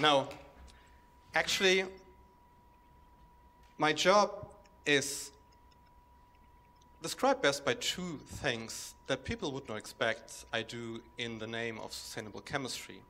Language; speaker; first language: English; non-native, fluent; German